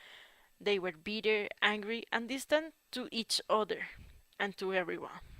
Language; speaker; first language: English; non-native, learner; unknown